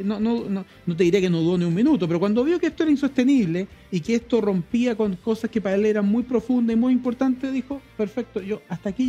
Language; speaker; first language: Spanish; native; Spanish